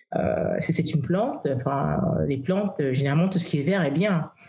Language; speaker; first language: French; early bilingual, heritage; English